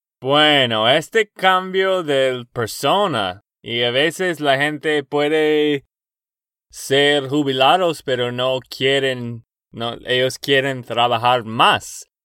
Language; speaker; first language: Spanish; non-native, learner; English